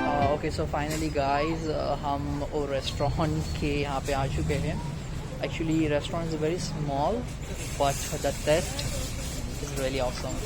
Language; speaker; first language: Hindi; non-native, local second language; Marathi